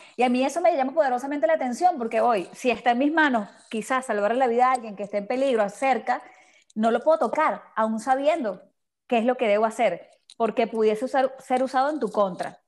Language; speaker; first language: Spanish; native; Spanish